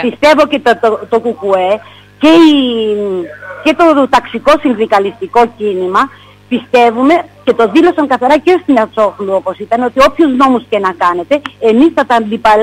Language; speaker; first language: Greek; native; Greek